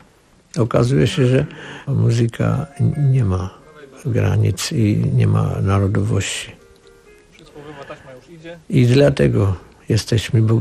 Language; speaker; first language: Polish; non-native, learner; Armenian